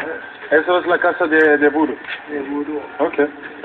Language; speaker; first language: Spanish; non-native, learner; English